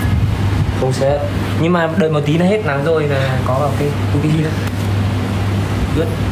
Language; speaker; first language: Vietnamese; native; Vietnamese